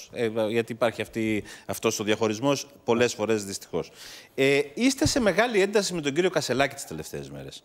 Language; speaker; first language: Greek; native; Greek